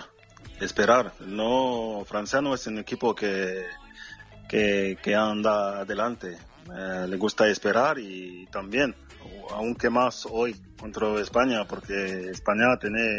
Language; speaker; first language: Spanish; non-native, fluent; French